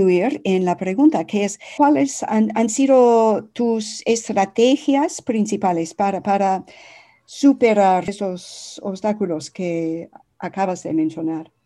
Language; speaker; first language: Spanish; non-native, fluent; English